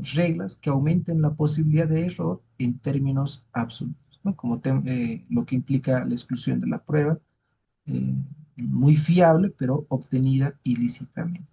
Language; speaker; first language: Spanish; native; Spanish